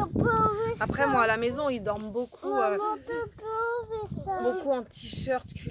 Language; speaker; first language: French; native; French